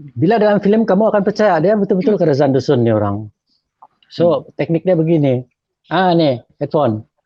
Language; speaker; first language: Malay; native; Malay